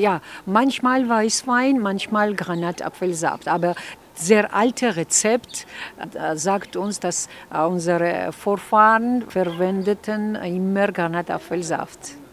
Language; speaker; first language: German; non-native, fluent; Georgian